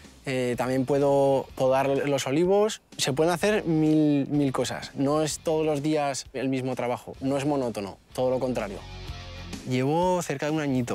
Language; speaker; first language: Spanish; native; Spanish